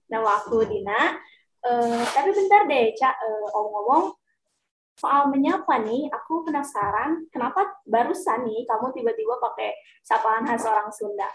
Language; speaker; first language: Indonesian; native; Indonesian